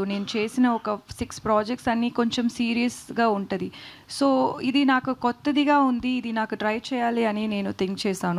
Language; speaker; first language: Telugu; non-native, learner; Tamil